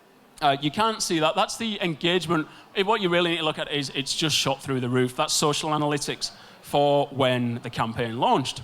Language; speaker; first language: English; native; English